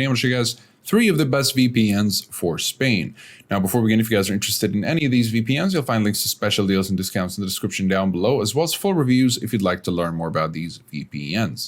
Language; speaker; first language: English; native; English